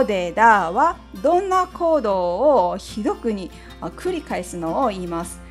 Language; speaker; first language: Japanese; non-native, fluent; Korean